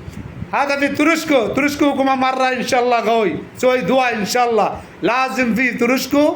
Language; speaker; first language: Arabic; non-native, learner; Bangla